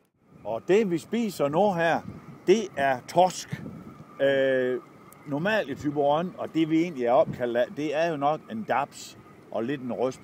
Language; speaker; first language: Danish; native; Danish